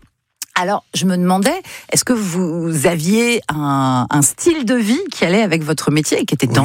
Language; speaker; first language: French; native; French